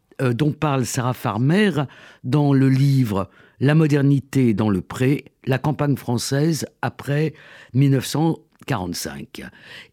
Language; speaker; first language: French; native; French